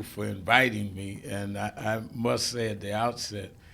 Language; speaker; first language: English; native; English